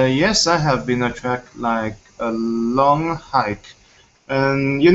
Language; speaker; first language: English; non-native, fluent; Chinese